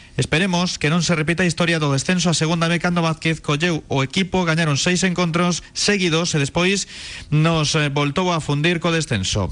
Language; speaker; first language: Galician; native; Galician